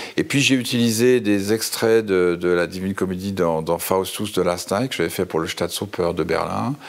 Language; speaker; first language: French; native; French